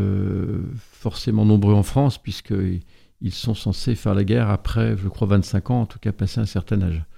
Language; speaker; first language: French; native; French